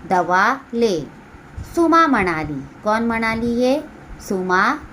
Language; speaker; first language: Hindi; non-native, local second language; Marathi